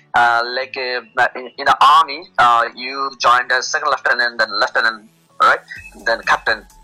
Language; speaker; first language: English; non-native, local second language; Bangla